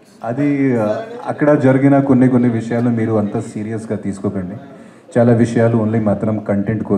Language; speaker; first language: Telugu; non-native, fluent; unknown